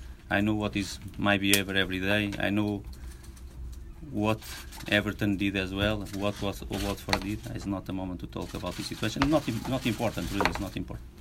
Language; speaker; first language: English; non-native, fluent; Portuguese